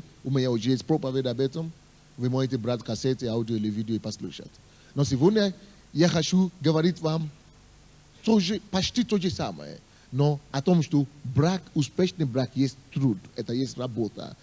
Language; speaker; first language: Russian; non-native, fluent; Yoruba